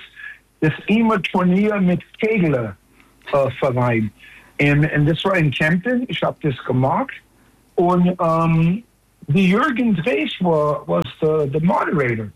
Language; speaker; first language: German; non-native, fluent; English